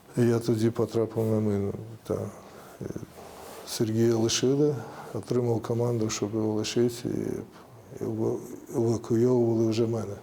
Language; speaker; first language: Ukrainian; non-native, local second language; Russian